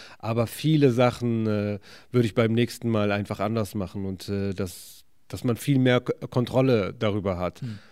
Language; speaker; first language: German; early bilingual, other home language; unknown